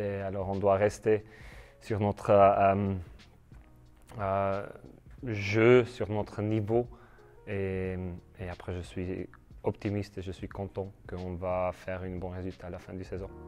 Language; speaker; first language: French; non-native, learner; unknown